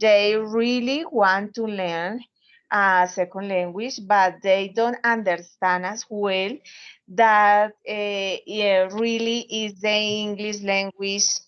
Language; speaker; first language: English; non-native, learner; Spanish